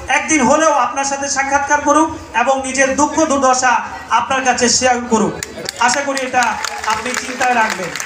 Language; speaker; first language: Bangla; non-native, local second language; Urdu